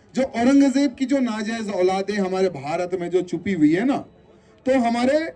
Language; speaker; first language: Hindi; non-native, local second language; Telugu